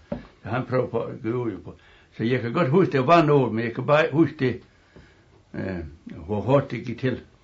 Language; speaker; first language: Danish; native; Danish